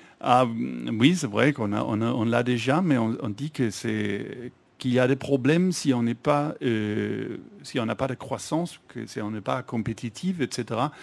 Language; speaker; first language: French; non-native, fluent; Danish